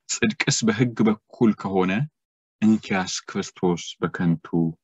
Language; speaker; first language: Amharic; non-native, local second language; Sidamo